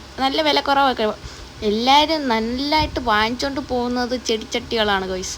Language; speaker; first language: Malayalam; native; Malayalam